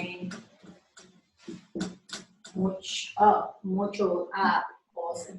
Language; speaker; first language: Spanish; non-native, learner; English